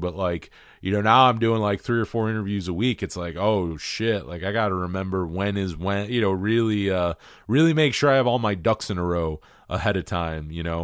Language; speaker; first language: English; native; English